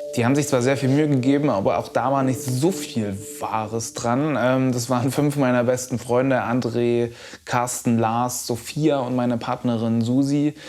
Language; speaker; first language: German; native; German